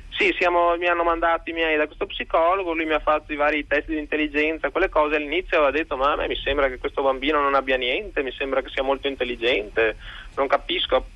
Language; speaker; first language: Italian; native; Italian